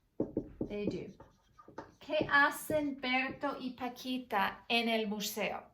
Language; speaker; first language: Spanish; non-native, fluent; English